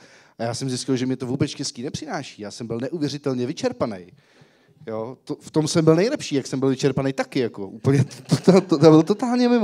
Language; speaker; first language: Czech; native; Czech